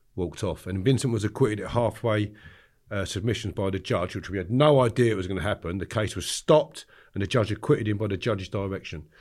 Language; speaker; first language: English; native; English